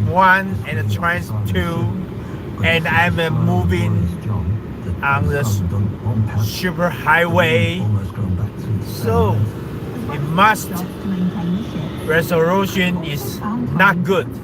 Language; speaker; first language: English; non-native, learner; Chinese